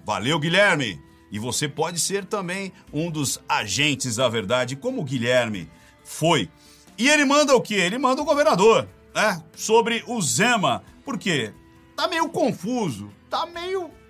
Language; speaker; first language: Portuguese; native; Portuguese